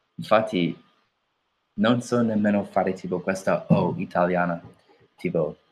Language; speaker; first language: Italian; non-native, fluent; English